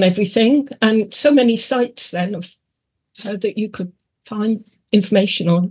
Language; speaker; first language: English; native; English